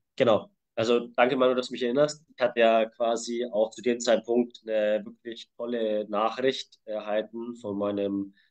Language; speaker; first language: German; native; German